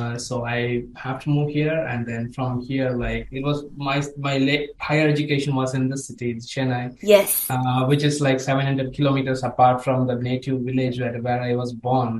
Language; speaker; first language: English; non-native, local second language; Tamil